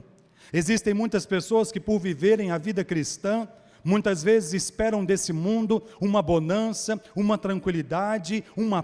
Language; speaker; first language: Portuguese; native; Portuguese